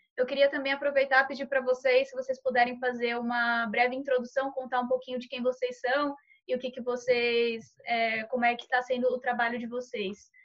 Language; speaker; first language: Portuguese; native; Portuguese